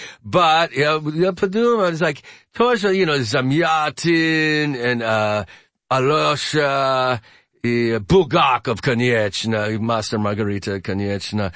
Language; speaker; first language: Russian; non-native, learner; English